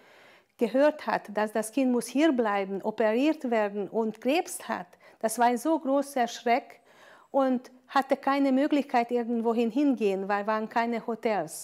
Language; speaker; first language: German; non-native, fluent; Hungarian